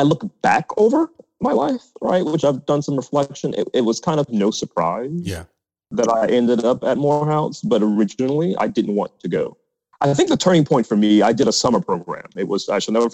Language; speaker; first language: English; native; English